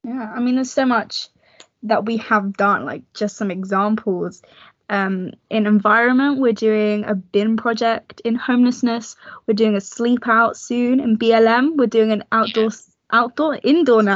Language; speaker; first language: English; native; English